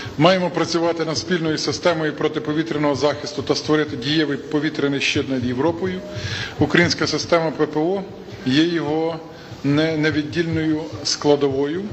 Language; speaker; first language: Ukrainian; native; Ukrainian